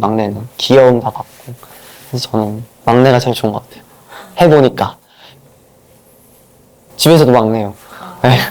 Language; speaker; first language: Korean; non-native, fluent; Japanese